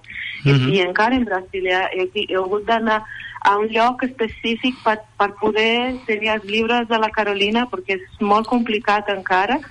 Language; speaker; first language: Catalan; non-native, fluent; Portuguese